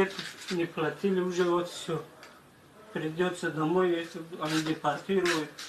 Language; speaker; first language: Russian; non-native, learner; Tajik